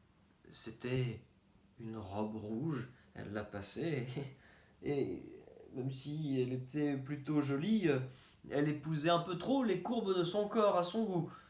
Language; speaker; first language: French; native; French